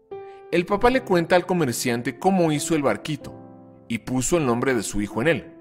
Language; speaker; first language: Spanish; native; Spanish